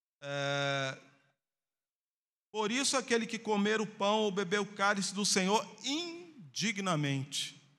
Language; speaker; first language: Portuguese; native; Portuguese